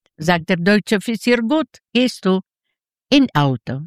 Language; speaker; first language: German; non-native, learner; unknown